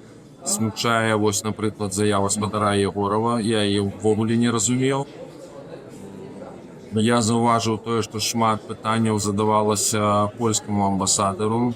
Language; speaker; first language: Belarusian; non-native, local second language; Russian